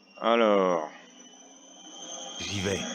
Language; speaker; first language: French; native; French